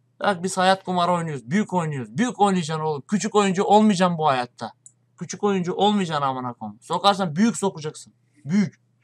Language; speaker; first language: Turkish; native; Turkish